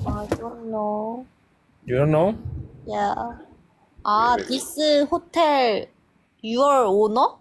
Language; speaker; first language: English; non-native, learner; Korean